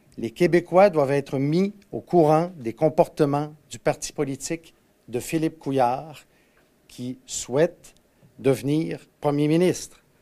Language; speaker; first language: French; native; French